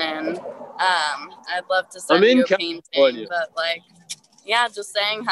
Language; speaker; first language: English; native; English